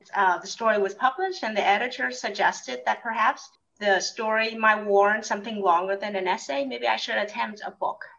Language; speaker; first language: English; early bilingual, other home language; Vietnamese